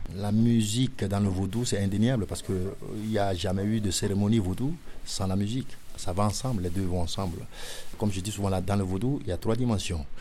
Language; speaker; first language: French; non-native, local second language; Ewe